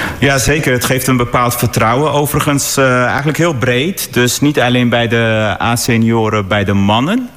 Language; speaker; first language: Dutch; early bilingual, other home language; Arabic